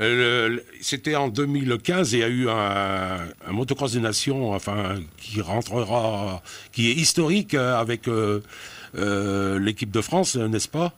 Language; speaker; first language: French; native; French